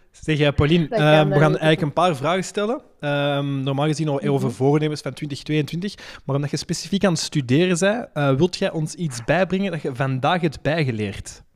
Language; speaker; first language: Dutch; native; Dutch